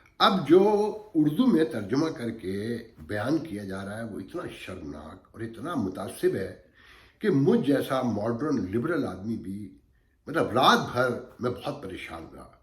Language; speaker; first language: Urdu; native; Urdu